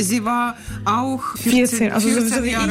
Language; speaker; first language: German; non-native, learner; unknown